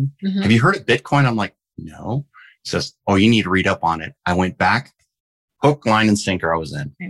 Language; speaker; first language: English; early bilingual, heritage; English